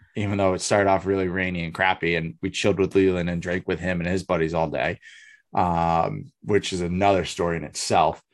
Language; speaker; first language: English; native; English